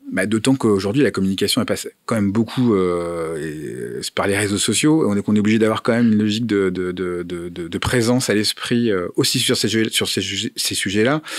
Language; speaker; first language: French; native; French